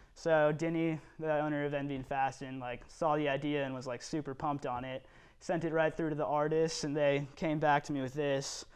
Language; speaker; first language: English; native; English